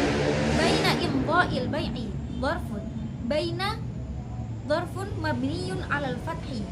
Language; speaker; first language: Arabic; non-native, learner; Indonesian